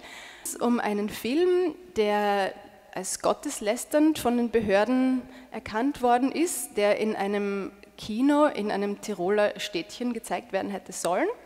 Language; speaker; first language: German; native; German